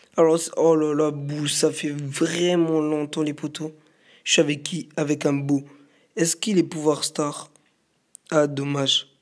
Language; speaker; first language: French; native; French